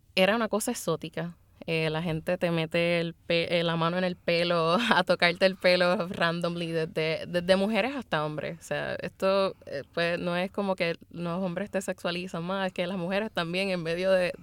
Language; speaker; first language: Spanish; native; Spanish